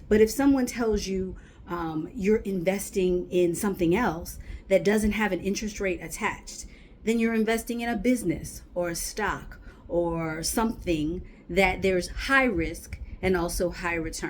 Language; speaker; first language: English; native; English